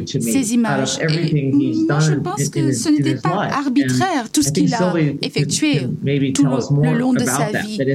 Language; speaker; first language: French; non-native, learner; English